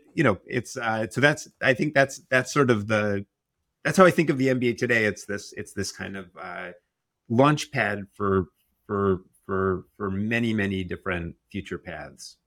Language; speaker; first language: English; native; English